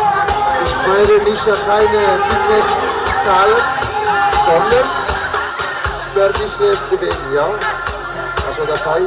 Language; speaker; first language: German; non-native, learner; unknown